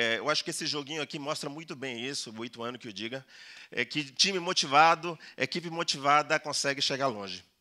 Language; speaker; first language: Portuguese; early bilingual, other home language; Spanish